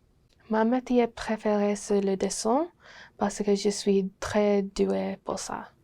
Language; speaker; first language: French; non-native, learner; English